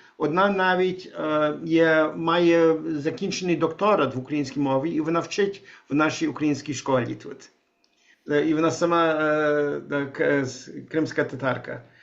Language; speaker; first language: Ukrainian; early bilingual, heritage; Ukrainian